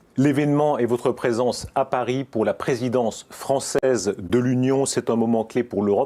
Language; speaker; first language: French; native; French